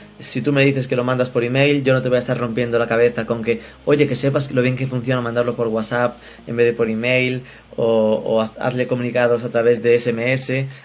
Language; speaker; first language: Spanish; native; Spanish